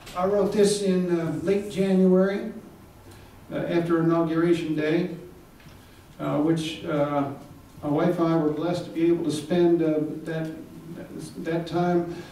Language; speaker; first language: English; native; English